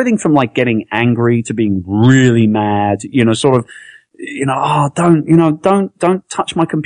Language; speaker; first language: English; native; English